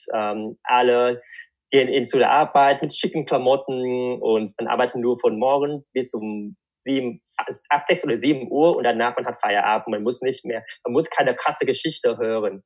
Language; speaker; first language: German; non-native, fluent; Vietnamese